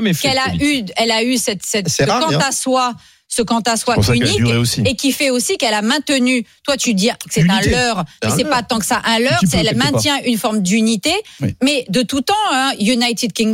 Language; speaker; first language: French; native; French